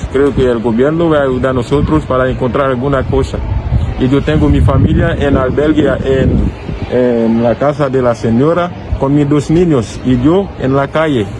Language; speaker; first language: Spanish; non-native, learner; Haitian Creole